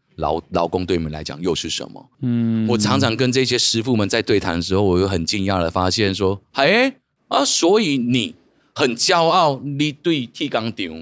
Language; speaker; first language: Chinese; native; Chinese